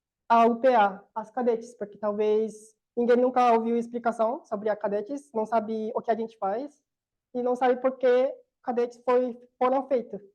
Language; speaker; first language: Portuguese; non-native, learner; Korean